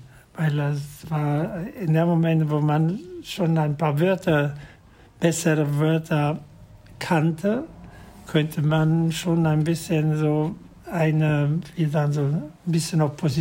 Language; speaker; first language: German; non-native, fluent; Italian